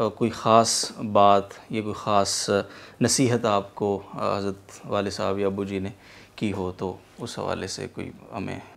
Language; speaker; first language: Urdu; native; Urdu